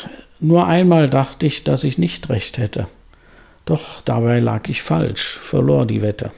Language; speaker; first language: German; native; German